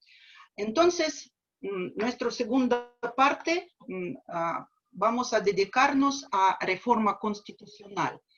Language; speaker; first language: Spanish; non-native, fluent; Russian